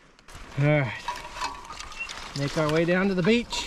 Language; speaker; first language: English; native; English